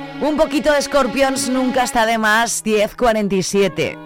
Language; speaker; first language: Spanish; native; Spanish